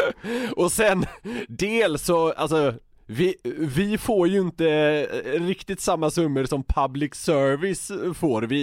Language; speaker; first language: Swedish; native; Swedish